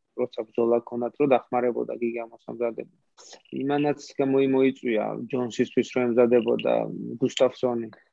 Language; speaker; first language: Georgian; native; Georgian